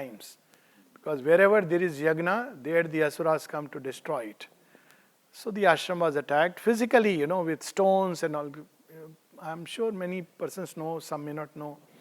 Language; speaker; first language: English; non-native, local second language; Hindi